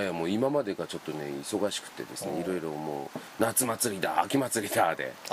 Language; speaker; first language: Japanese; native; Japanese